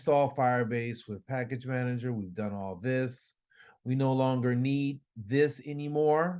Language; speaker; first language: English; native; English